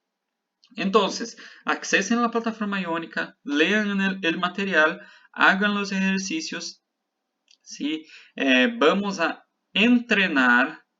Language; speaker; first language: Spanish; non-native, fluent; Portuguese